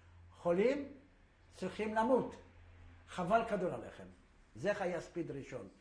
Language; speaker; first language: Hebrew; non-native, fluent; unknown